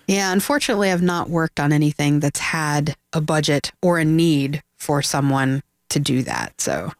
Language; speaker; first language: English; native; English